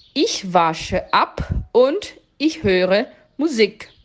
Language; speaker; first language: German; non-native, fluent; Portuguese